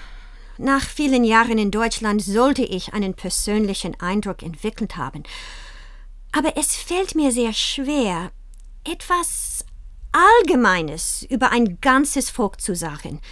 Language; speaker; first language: German; non-native, fluent; English